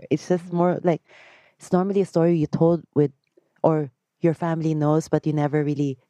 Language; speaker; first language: English; non-native, local second language; Filipino